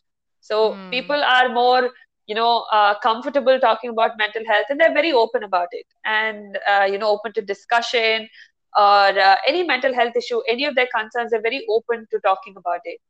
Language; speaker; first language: English; non-native, local second language; Tamil